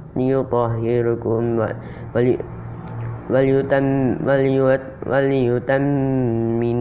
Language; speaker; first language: Arabic; non-native, learner; Indonesian